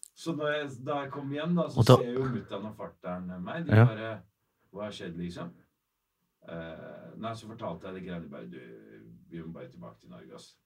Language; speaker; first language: Norwegian; early bilingual, other home language; Arabic